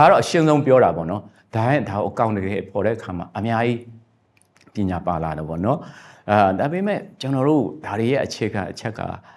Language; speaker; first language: Burmese; non-native, local second language; Shan